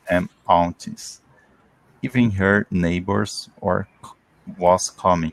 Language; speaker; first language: English; non-native, learner; Portuguese